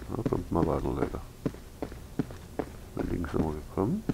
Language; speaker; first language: German; native; German